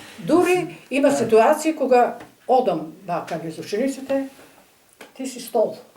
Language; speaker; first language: Macedonian; native; Macedonian